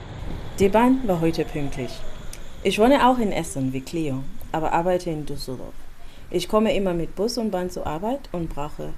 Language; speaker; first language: German; non-native, fluent; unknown